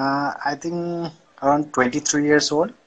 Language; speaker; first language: English; non-native, learner; Indonesian